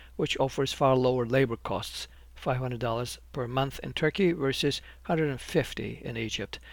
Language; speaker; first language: English; non-native, fluent; Turkish